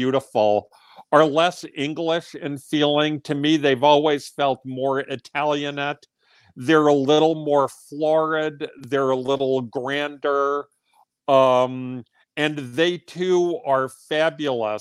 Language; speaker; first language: English; native; English